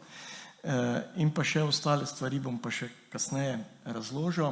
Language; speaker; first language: Slovenian; native; Slovenian